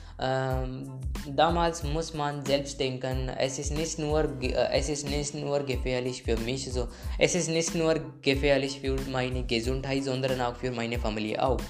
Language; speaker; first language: German; non-native, learner; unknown